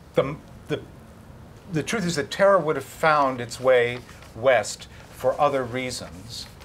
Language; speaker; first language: English; native; English